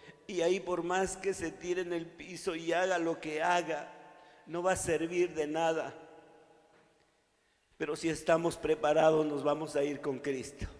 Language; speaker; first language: Spanish; native; Spanish